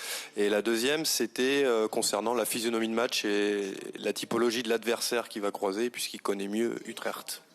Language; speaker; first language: French; native; French